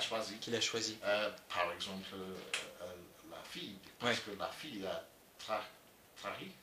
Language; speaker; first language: French; non-native, learner; English